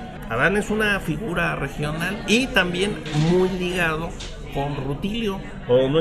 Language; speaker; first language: Spanish; native; Spanish